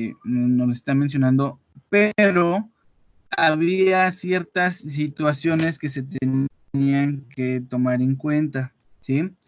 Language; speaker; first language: Spanish; native; Spanish